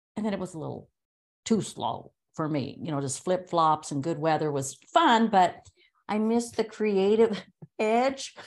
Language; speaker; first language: English; native; English